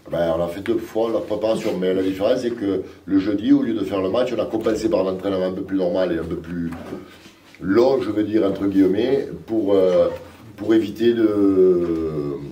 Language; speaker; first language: French; native; French